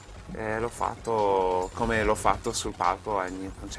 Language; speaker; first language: Italian; non-native, fluent; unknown